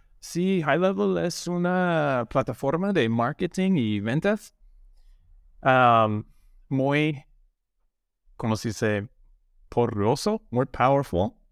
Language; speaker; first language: Spanish; non-native, learner; English